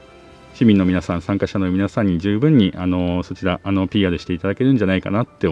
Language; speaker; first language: Japanese; native; Japanese